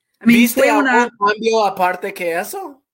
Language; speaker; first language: Spanish; non-native, fluent; English